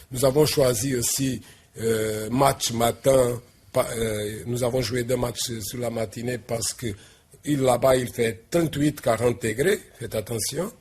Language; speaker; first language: French; non-native, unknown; Portuguese